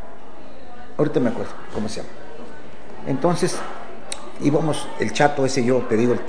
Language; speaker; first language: Spanish; native; Spanish